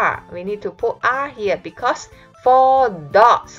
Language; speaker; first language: English; non-native, local second language; Chinese